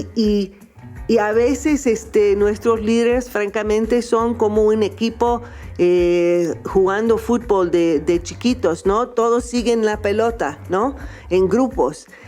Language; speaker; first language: Spanish; non-native, fluent; English